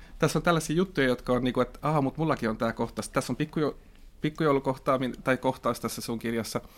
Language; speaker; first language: Finnish; non-native, local second language; Swedish